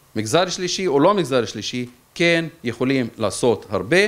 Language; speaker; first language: Hebrew; native; Hebrew